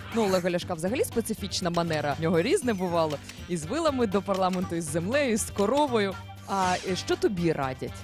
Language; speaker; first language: Ukrainian; native; Ukrainian